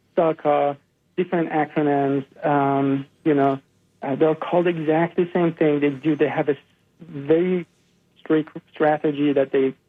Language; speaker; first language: English; non-native, fluent; Persian